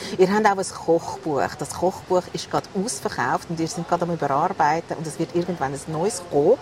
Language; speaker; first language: German; native; German